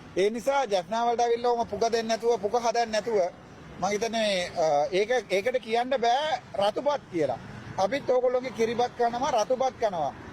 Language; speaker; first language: Sinhala; non-native, local second language; Tamil